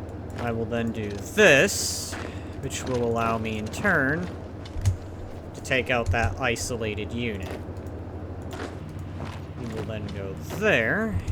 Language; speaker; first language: English; native; English